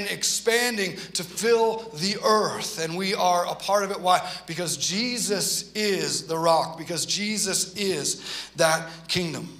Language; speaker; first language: English; native; English